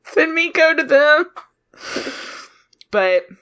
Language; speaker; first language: English; native; English